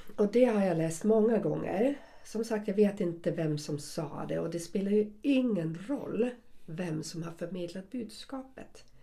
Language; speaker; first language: Swedish; non-native, fluent; German